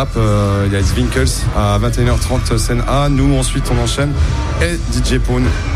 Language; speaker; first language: French; native; French